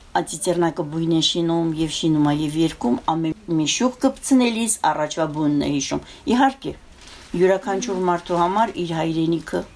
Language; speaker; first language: Armenian; native; Armenian